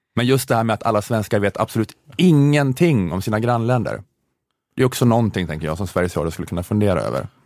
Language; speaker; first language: Swedish; native; Swedish